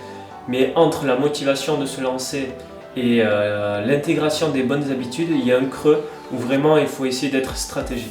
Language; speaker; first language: French; native; French